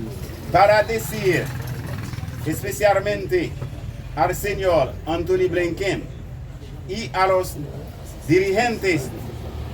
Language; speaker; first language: Spanish; non-native, local second language; Haitian Creole